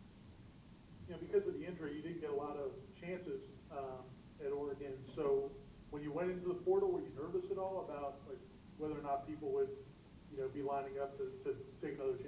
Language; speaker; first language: English; native; English